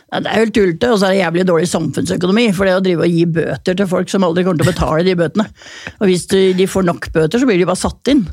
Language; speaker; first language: Norwegian; native; Norwegian